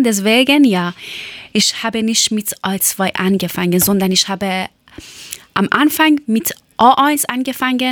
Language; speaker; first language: German; non-native, learner; Persian